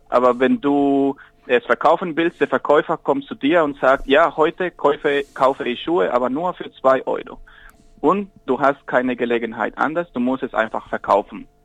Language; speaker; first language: German; non-native, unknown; Spanish